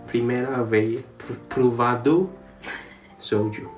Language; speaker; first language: Portuguese; non-native, learner; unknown